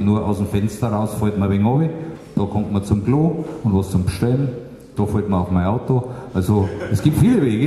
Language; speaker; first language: German; native; German